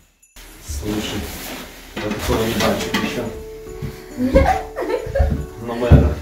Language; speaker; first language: Russian; native; Russian